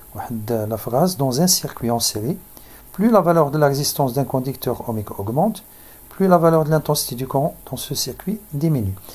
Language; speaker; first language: French; non-native, local second language; Arabic